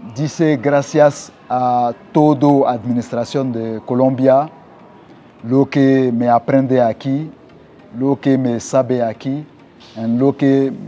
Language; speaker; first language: Spanish; non-native, learner; French